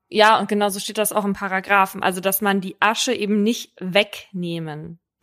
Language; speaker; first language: German; native; German